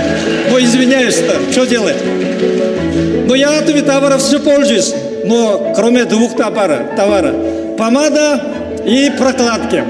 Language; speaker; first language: Russian; non-native, learner; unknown